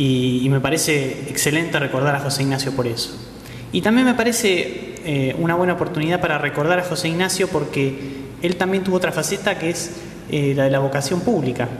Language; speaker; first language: Spanish; native; Spanish